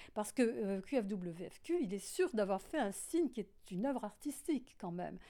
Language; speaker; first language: French; native; French